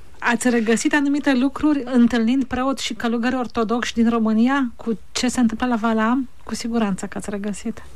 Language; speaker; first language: Romanian; native; Romanian